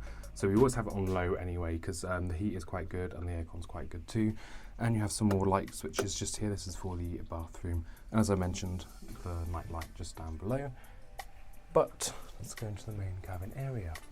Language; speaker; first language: English; native; English